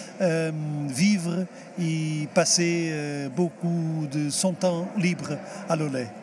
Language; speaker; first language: French; non-native, fluent; Portuguese